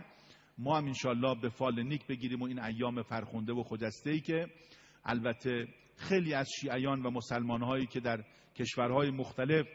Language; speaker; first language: Persian; native; Persian